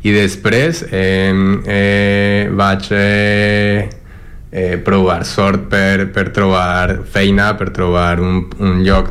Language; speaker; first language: Catalan; non-native, learner; Spanish